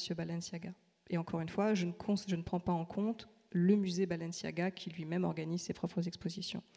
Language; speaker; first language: French; native; French